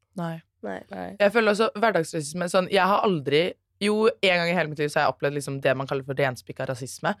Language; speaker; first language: Norwegian; native; Norwegian